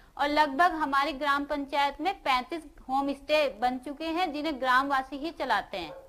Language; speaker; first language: Hindi; native; Hindi